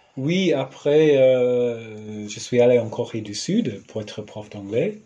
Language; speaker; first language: French; non-native, fluent; English